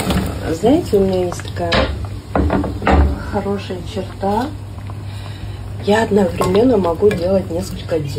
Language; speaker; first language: Russian; non-native, local second language; Kazakh